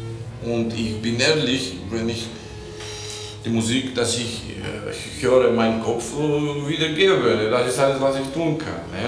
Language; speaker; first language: German; non-native, fluent; Greek